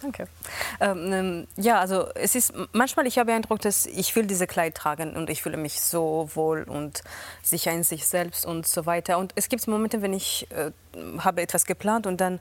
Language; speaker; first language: German; non-native, fluent; Georgian